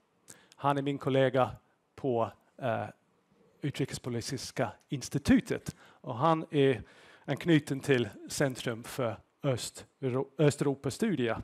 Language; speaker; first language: Swedish; non-native, fluent; English